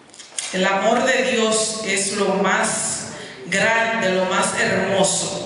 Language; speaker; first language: Spanish; native; Spanish